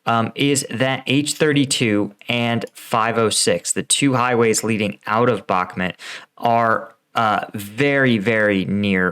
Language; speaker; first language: English; native; English